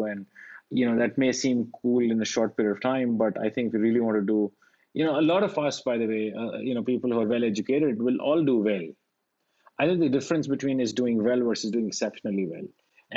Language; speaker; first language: English; non-native, local second language; Hindi